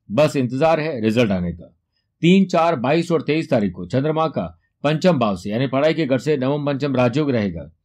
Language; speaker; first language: Hindi; native; Hindi